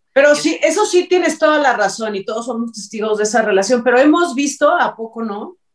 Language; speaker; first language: Spanish; native; Spanish